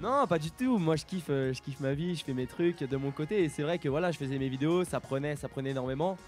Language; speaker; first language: French; native; French